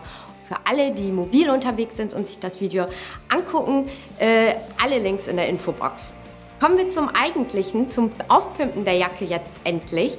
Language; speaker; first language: German; native; German